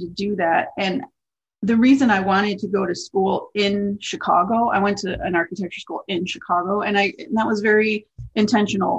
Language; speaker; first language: English; native; English